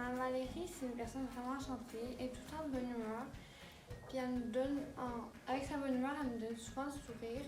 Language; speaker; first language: French; native; French